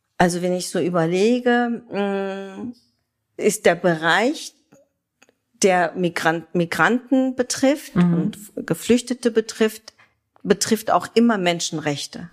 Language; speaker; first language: German; early bilingual, other home language; Kurdish